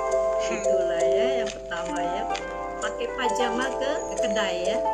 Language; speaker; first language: Indonesian; non-native, local second language; Malay